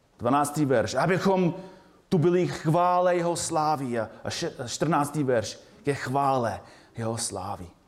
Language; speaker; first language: Czech; non-native, fluent; English